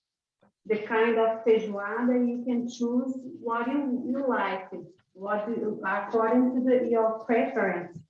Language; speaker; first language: English; non-native, learner; Portuguese